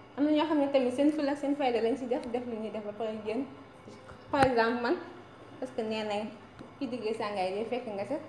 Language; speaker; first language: Wolof; native; Wolof